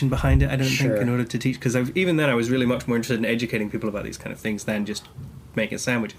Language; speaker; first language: English; native; English